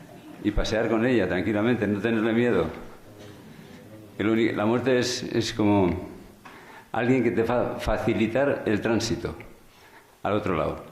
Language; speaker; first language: Spanish; native; Spanish